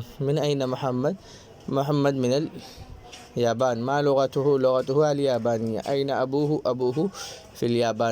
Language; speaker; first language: Arabic; non-native, fluent; Urdu